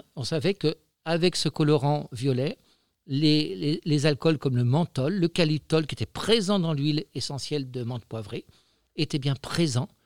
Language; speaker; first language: French; native; French